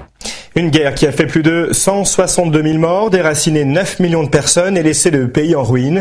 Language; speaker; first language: French; native; French